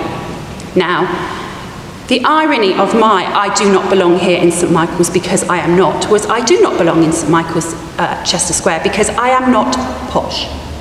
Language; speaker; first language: English; native; English